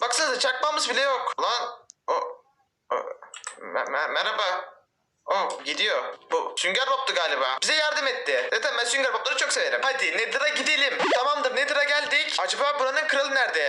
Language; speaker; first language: Turkish; native; Turkish